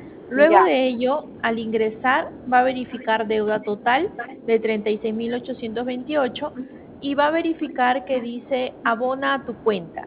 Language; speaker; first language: Spanish; native; Spanish